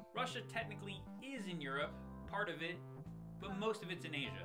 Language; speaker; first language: English; native; English